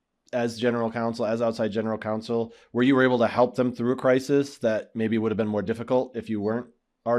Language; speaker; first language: English; native; English